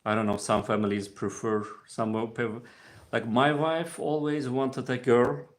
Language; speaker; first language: English; non-native, fluent; Turkish